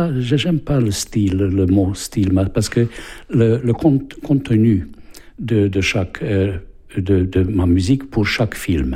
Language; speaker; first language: French; non-native, fluent; Hungarian